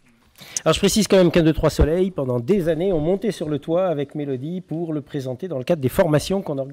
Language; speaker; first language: French; native; French